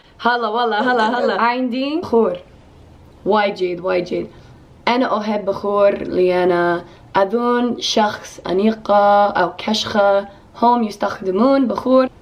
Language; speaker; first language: Arabic; non-native, learner; English